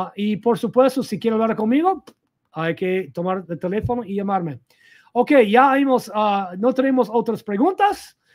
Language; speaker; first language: Spanish; non-native, fluent; English